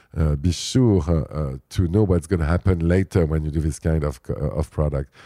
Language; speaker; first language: English; non-native, fluent; French